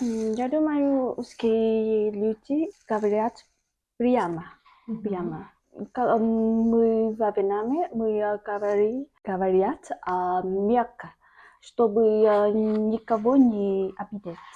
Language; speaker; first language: Russian; non-native, learner; Vietnamese